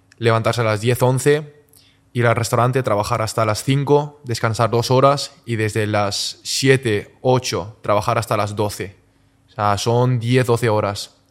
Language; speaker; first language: Spanish; early bilingual, other home language; Chinese